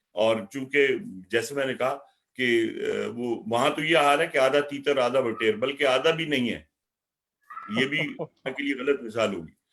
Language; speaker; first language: Urdu; native; Urdu